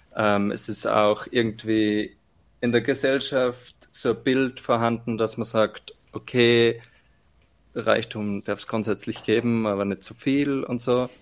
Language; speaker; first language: German; native; German